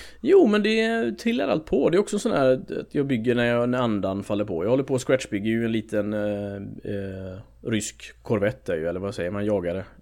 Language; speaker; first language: Swedish; native; Swedish